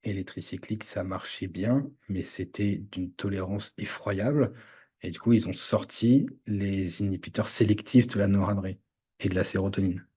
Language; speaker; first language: French; native; French